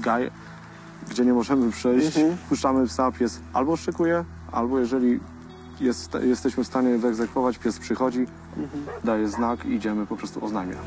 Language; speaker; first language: Polish; native; Polish